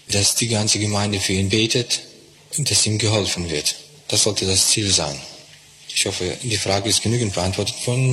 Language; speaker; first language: German; non-native, fluent; Russian